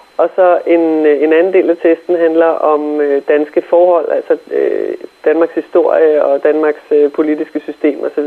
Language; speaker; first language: Danish; native; Danish